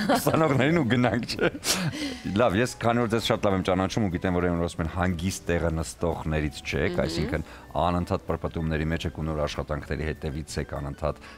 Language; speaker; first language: Armenian; native; Armenian